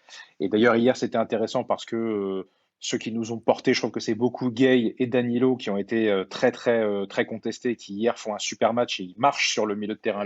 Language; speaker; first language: French; native; French